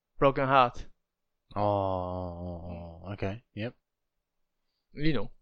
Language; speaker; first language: English; non-native, learner; Japanese